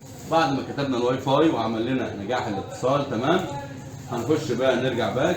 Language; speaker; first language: Arabic; native; Arabic